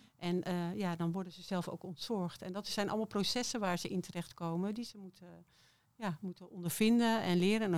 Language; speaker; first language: Dutch; native; Dutch